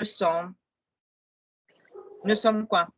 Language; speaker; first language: French; non-native, fluent; Spanish